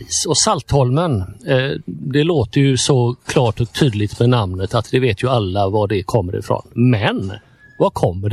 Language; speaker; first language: Swedish; native; Swedish